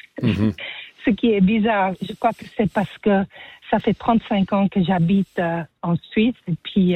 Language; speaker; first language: French; non-native, fluent; English